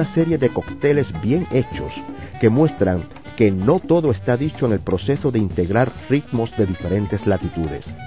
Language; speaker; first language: Spanish; native; Spanish